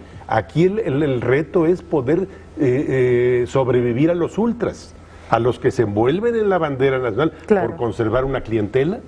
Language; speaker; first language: Spanish; native; Spanish